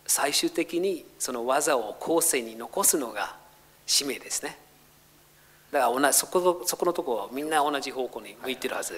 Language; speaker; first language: Japanese; non-native, fluent; English